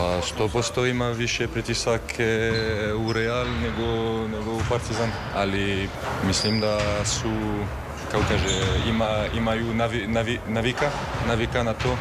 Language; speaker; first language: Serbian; non-native, learner; French